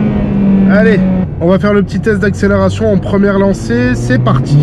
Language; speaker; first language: French; native; French